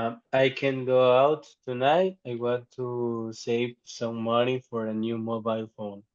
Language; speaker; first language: English; non-native, learner; Spanish